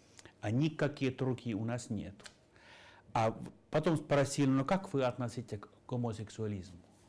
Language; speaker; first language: Russian; non-native, fluent; Finnish